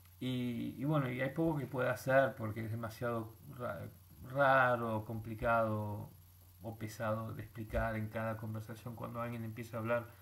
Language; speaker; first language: Spanish; early bilingual, heritage; Spanish